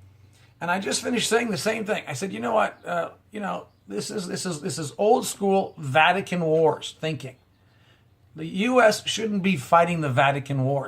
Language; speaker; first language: English; native; English